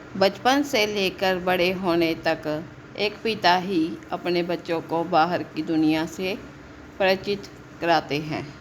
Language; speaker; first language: Hindi; non-native, local second language; Punjabi